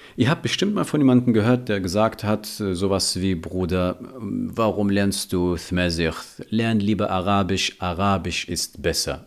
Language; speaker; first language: German; early bilingual, other home language; Riffian